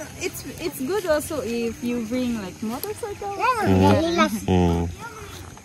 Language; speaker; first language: English; non-native, local second language; Cebuano